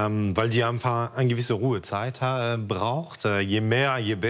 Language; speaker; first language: German; non-native, fluent; French